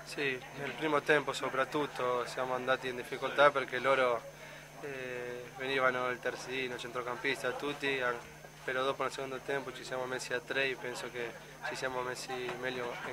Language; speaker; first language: Italian; non-native, fluent; Spanish